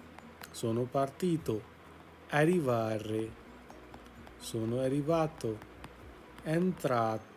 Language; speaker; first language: Italian; non-native, fluent; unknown